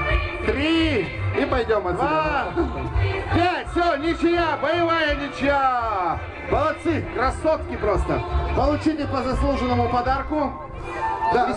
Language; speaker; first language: Russian; native; Russian